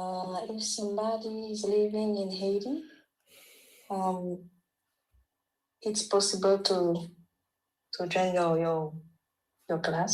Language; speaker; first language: English; non-native, learner; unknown